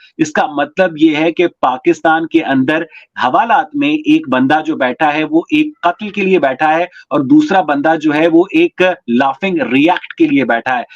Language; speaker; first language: Urdu; native; Urdu